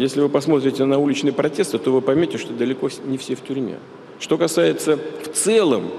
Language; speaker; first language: Russian; native; Russian